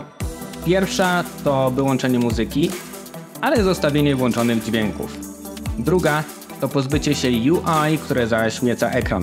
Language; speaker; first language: Polish; native; Polish